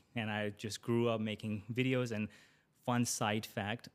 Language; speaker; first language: English; early bilingual, other home language; Urdu